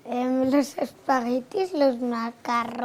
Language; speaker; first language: Spanish; native; Spanish